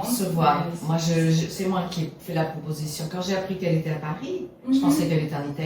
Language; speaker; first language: French; native; French